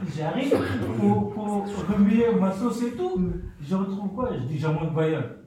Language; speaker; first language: French; non-native, fluent; Soninke